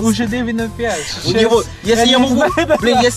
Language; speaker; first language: Russian; non-native, learner; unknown